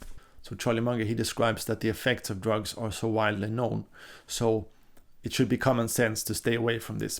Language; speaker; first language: English; non-native, fluent; Swedish